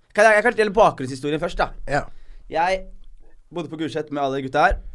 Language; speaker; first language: Norwegian; early bilingual, other home language; Somali